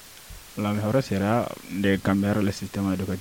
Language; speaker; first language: Spanish; non-native, learner; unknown